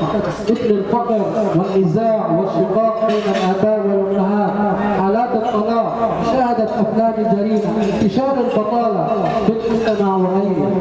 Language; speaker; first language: Arabic; native; Arabic